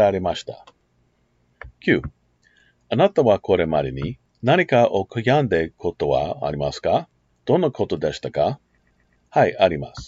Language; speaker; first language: Japanese; non-native, learner; English